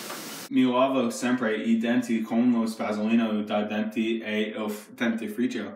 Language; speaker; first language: Italian; non-native, learner; English